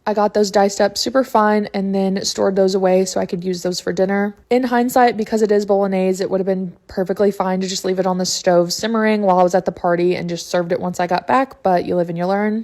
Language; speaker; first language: English; native; English